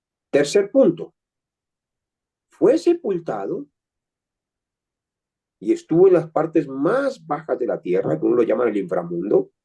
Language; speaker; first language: Spanish; native; Spanish